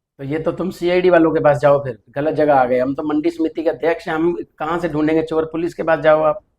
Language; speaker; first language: Hindi; non-native, local second language; Punjabi